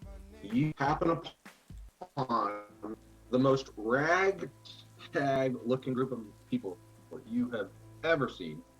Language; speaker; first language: English; native; English